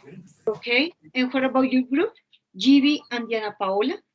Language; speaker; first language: English; non-native, fluent; Spanish